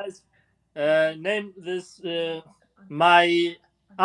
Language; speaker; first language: English; non-native, learner; Kurdish